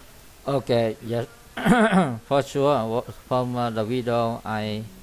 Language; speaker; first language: English; non-native, learner; Vietnamese